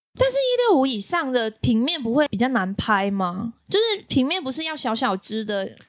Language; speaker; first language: Chinese; non-native, local second language; Cantonese